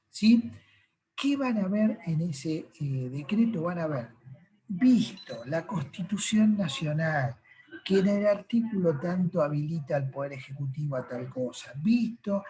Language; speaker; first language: Spanish; native; Spanish